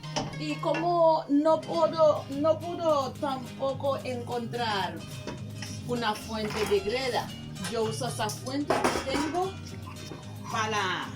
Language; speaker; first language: Spanish; non-native, local second language; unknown